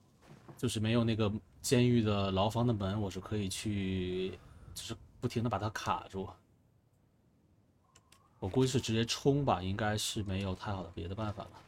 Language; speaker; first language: Chinese; native; Chinese